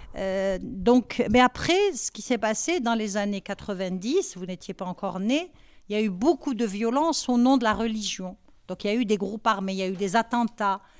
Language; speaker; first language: French; non-native, local second language; Arabic